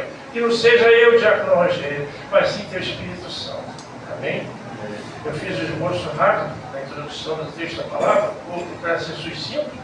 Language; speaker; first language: Portuguese; native; Portuguese